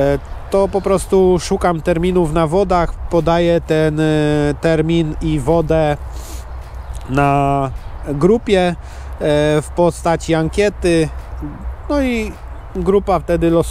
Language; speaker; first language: Polish; native; Polish